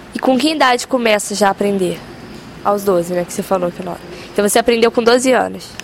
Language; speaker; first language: Portuguese; native; Portuguese